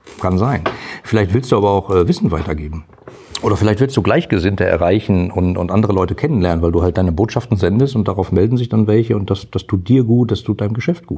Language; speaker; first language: German; native; German